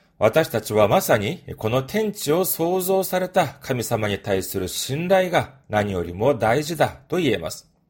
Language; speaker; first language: Japanese; non-native, fluent; Korean